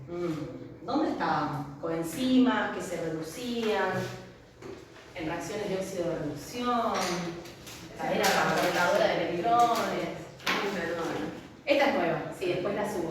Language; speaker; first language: Spanish; native; Spanish